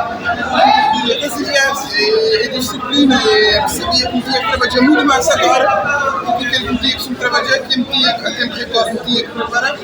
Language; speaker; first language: Portuguese; non-native, local second language; Kabuverdianu